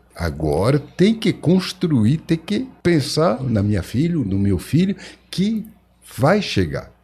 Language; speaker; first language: Portuguese; non-native, fluent; French